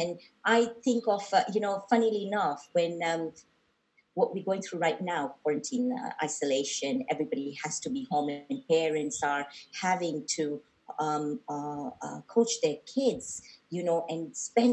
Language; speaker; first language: English; non-native, local second language; Gujarati